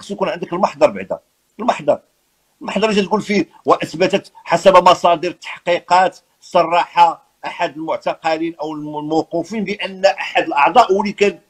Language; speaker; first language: Arabic; native; Arabic